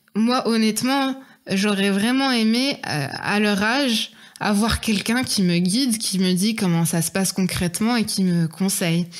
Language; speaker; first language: French; non-native, local second language; Arabic